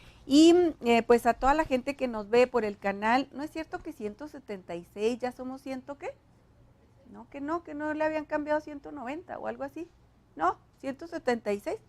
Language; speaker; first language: Spanish; native; Spanish